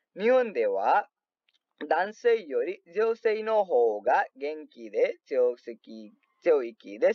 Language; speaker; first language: Japanese; non-native, fluent; Nepali